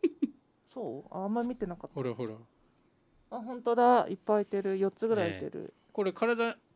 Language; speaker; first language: Japanese; native; Japanese